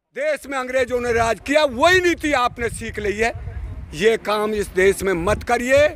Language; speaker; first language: Hindi; native; Hindi